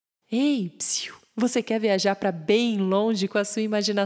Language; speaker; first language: Portuguese; native; Portuguese